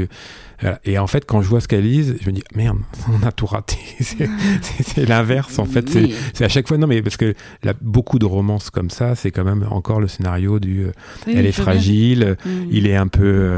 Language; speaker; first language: French; native; French